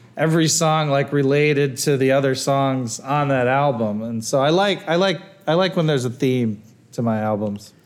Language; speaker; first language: English; native; English